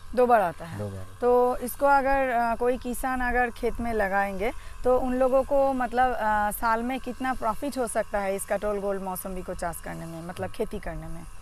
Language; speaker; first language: Hindi; non-native, local second language; Bangla